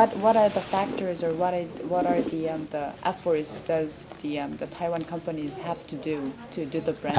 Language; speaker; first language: English; non-native, fluent; Korean